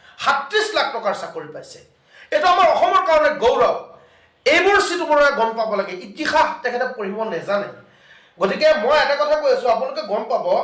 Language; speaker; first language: Assamese; non-native, local second language; Bangla